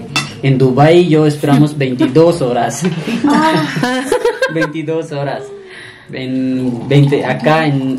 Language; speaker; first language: Spanish; non-native, learner; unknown